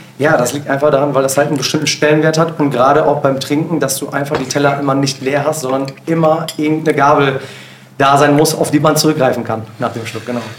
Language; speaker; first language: German; early bilingual, other home language; Turkish